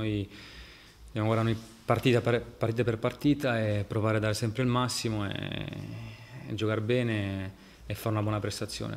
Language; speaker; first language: Italian; non-native, fluent; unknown